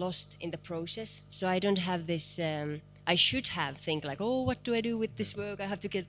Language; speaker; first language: English; non-native, fluent; Finnish